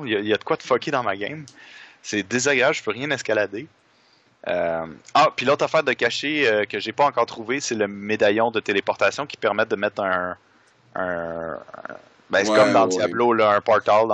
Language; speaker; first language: French; native; French